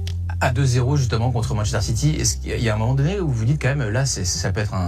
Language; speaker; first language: French; native; French